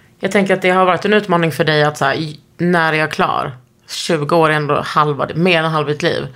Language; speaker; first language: Swedish; native; Swedish